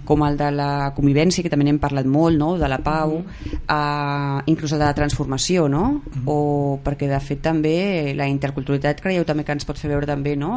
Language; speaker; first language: Catalan; native; Catalan